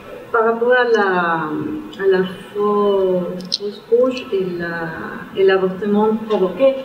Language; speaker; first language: French; non-native, fluent; Spanish